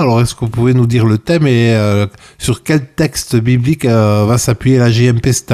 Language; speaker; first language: French; native; French